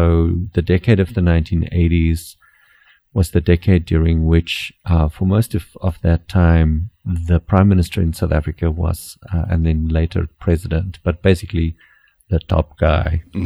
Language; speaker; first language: English; non-native, local second language; Afrikaans